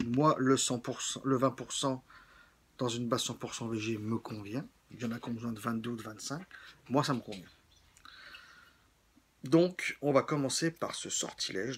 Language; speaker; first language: French; native; French